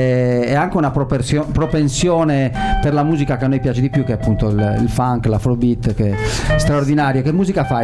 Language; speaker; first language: Italian; native; Italian